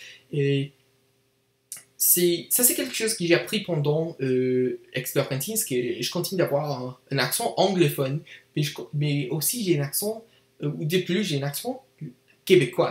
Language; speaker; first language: French; non-native, learner; English